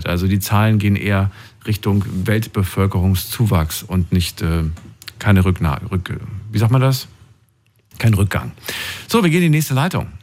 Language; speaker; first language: German; native; German